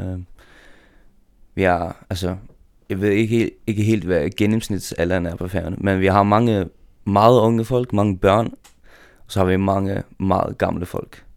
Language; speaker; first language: Danish; non-native, local second language; Faroese